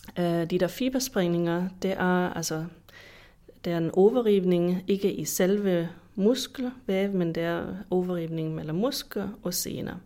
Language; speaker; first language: Danish; non-native, fluent; German